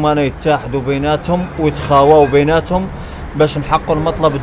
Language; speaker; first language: Arabic; native; Arabic